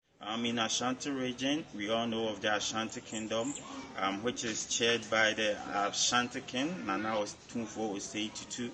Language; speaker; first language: English; non-native, local second language; Akan